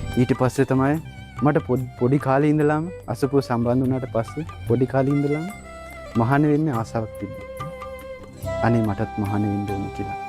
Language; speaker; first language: Sinhala; non-native, fluent; Hindi